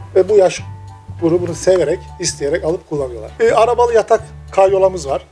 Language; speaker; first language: Turkish; native; Turkish